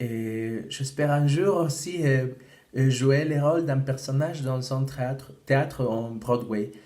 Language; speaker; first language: French; non-native, fluent; Spanish